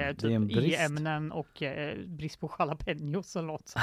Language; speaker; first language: Swedish; native; Swedish